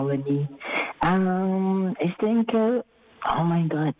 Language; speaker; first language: German; non-native, fluent; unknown